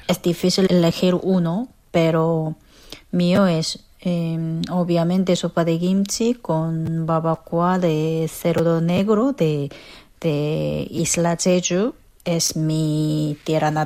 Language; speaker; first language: Spanish; non-native, fluent; Korean